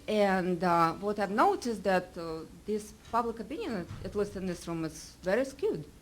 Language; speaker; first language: English; non-native, fluent; Russian